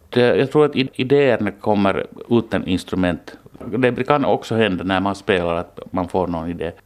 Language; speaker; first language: Swedish; non-native, local second language; Finnish